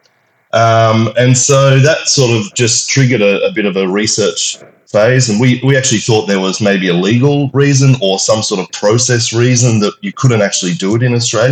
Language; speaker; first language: English; native; English